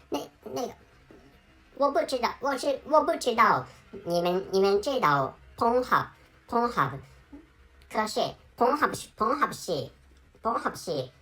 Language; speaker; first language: Chinese; non-native, learner; Japanese